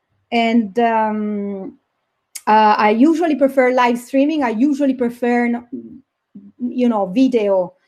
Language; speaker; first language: English; non-native, fluent; Italian